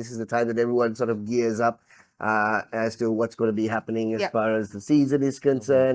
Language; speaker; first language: English; non-native, local second language; Sinhala